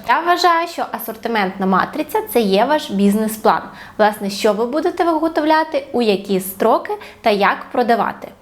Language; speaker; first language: Ukrainian; non-native, local second language; Russian